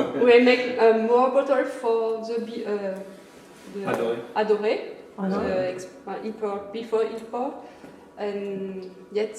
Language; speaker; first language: English; non-native, learner; French